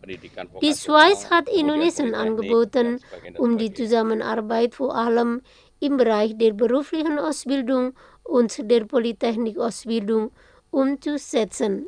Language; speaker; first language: German; non-native, learner; Indonesian